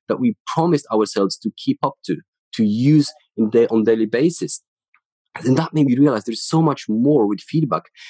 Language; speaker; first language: English; non-native, fluent; Polish